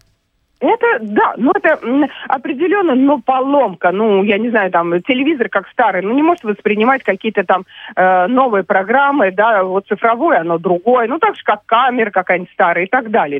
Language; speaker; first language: Russian; native; Russian